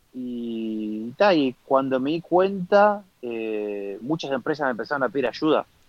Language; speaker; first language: Spanish; native; Spanish